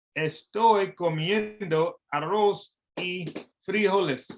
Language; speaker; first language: Spanish; non-native, learner; English